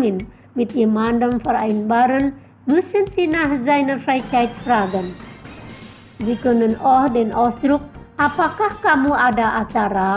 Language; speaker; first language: German; non-native, fluent; Indonesian